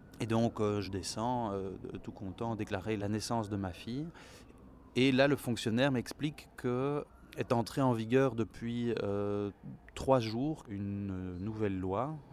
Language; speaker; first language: French; native; French